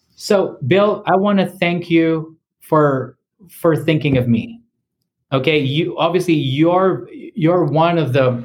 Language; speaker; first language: English; native; English